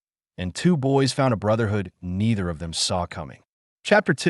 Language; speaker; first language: English; native; English